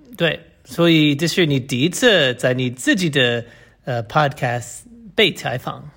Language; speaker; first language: Chinese; non-native, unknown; English